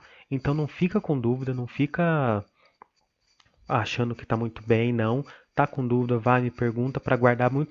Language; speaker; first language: Portuguese; native; Portuguese